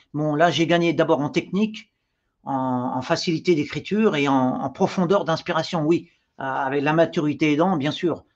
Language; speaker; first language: French; native; French